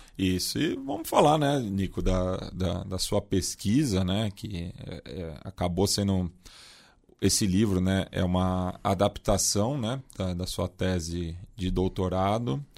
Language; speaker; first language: Portuguese; native; Portuguese